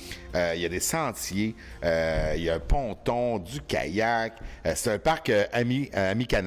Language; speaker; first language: French; native; French